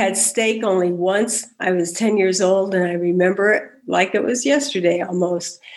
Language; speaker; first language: English; native; English